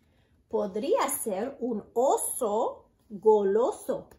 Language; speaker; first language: Spanish; early bilingual, heritage; Spanish